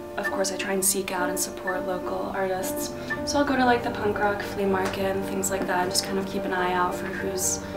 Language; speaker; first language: English; native; English